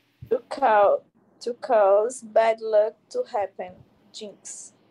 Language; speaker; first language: English; non-native, learner; Portuguese